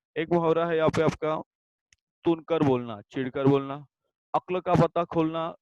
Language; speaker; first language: Hindi; non-native, local second language; Marathi